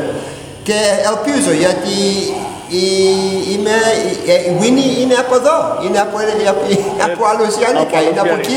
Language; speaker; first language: Greek; non-native, learner; English